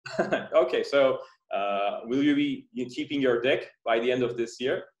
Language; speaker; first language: English; non-native, fluent; Turkish